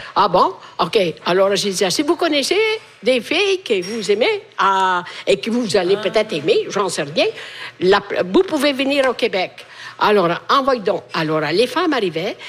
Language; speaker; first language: French; non-native, fluent; Italian